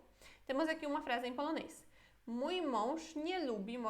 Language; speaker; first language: Portuguese; non-native, fluent; Polish